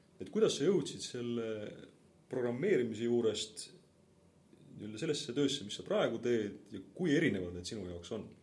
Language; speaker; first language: Estonian; native; Estonian